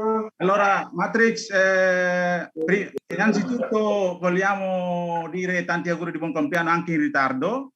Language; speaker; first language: Italian; non-native, learner; Indonesian